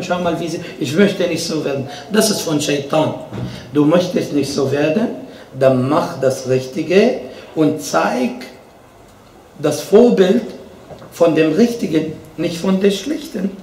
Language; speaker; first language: German; non-native, fluent; Arabic